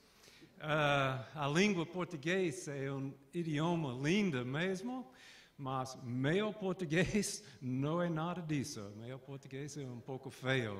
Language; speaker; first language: Portuguese; non-native, fluent; English